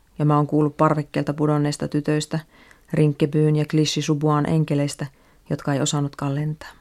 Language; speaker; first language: Finnish; native; Finnish